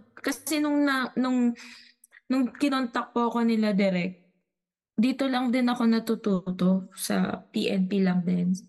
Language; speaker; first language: Filipino; non-native, local second language; Cebuano